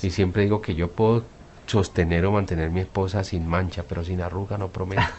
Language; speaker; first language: Spanish; native; Spanish